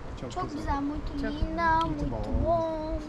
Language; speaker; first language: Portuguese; non-native, learner; Turkish